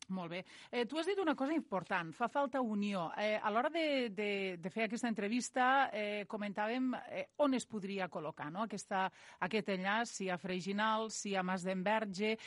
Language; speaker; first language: Catalan; native; Catalan